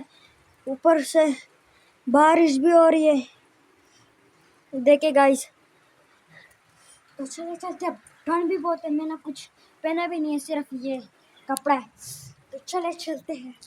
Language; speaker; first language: Hindi; non-native, local second language; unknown